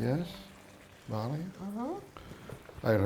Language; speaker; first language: English; non-native, learner; Catalan